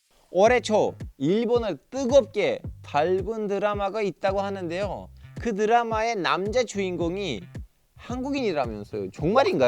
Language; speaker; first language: Korean; non-native, fluent; Turkish